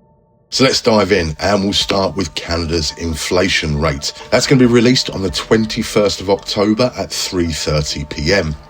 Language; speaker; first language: English; native; English